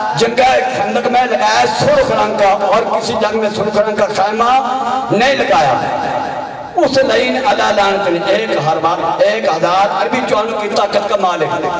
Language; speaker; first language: Urdu; non-native, local second language; Punjabi